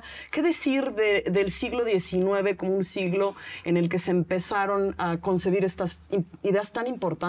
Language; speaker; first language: Spanish; native; Spanish